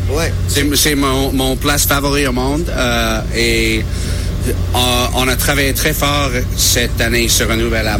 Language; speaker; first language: French; non-native, learner; English